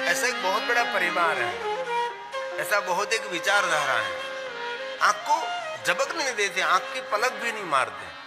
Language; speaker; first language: Hindi; non-native, local second language; Gujarati